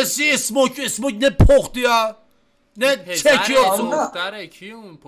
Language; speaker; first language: Turkish; non-native, learner; Azerbaijani